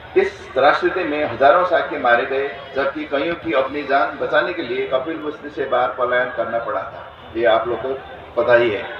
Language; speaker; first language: Hindi; non-native, fluent; Newari